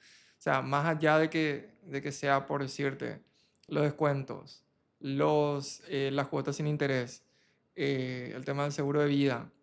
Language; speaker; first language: Spanish; native; Spanish